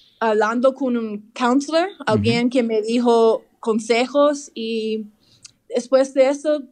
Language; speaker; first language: Spanish; early bilingual, heritage; English